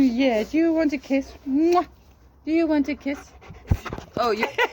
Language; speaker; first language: English; non-native, fluent; French